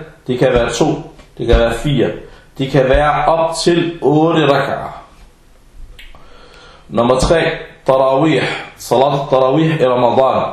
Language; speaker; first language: Danish; early bilingual, other home language; Arabic